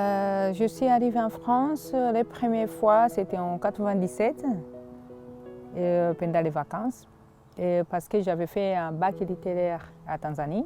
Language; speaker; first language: French; non-native, fluent; Swahili